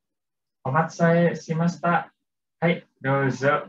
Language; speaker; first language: Japanese; non-native, learner; Indonesian